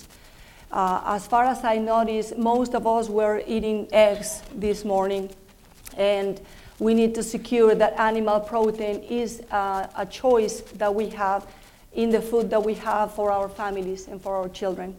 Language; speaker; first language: English; non-native, fluent; Spanish